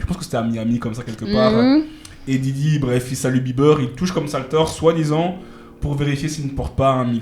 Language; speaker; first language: French; native; French